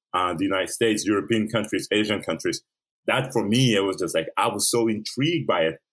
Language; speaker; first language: English; early bilingual, other home language; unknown